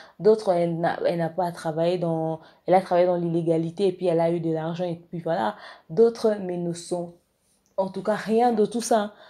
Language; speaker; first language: French; non-native, local second language; Lingala